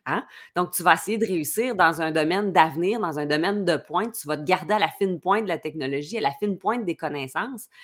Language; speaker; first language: French; native; French